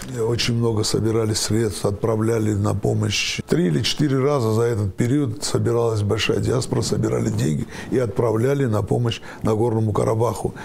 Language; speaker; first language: Russian; non-native, local second language; Armenian